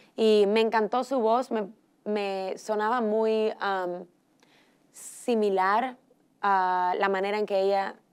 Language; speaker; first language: Spanish; early bilingual, heritage; Spanish